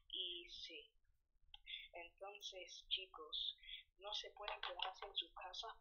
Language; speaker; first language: Spanish; early bilingual, heritage; Spanish